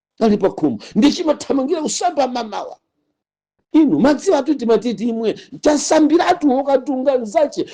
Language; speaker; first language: Nyanja; native; Nyanja